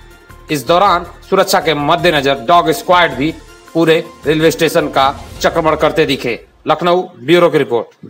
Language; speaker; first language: Hindi; native; Hindi